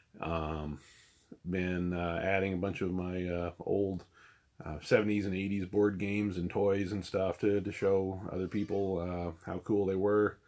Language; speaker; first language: English; native; English